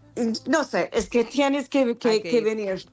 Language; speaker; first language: Spanish; non-native, fluent; English